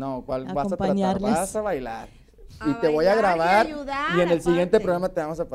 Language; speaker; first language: Spanish; native; Spanish